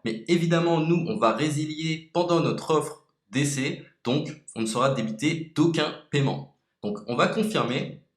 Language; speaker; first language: French; native; French